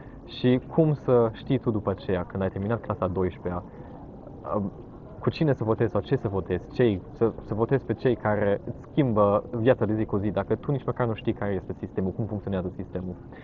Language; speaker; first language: Romanian; non-native, fluent; German